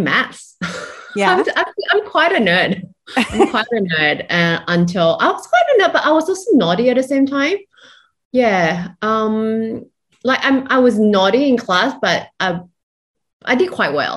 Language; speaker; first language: English; non-native, local second language; Chinese